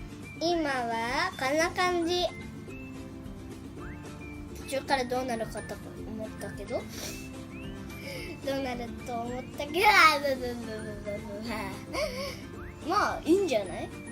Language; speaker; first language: Japanese; early bilingual, heritage; Japanese